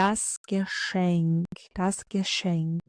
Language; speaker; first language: German; non-native, fluent; Ukrainian